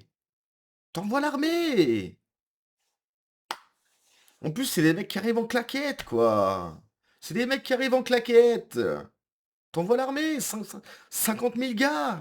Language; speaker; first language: French; native; French